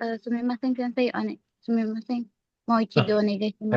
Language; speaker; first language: Japanese; non-native, learner; Indonesian